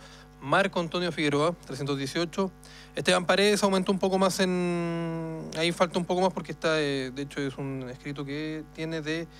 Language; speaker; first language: Spanish; native; Spanish